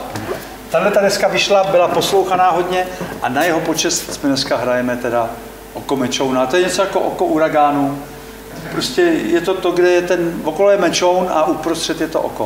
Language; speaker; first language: Czech; native; Czech